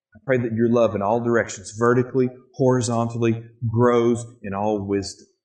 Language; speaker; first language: English; native; English